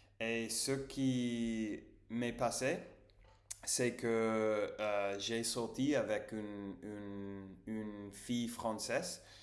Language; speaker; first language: French; non-native, learner; English